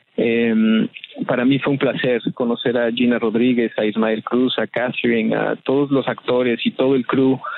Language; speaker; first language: Spanish; native; Spanish